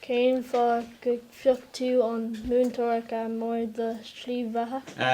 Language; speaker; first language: Irish; non-native, local second language; English